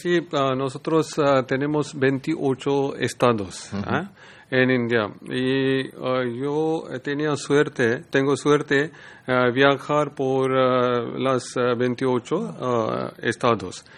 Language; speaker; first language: Spanish; non-native, learner; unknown